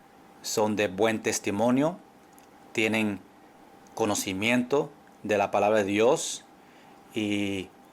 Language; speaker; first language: Spanish; non-native, fluent; English